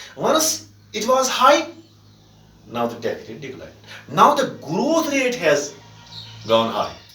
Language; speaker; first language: English; non-native, local second language; Kashmiri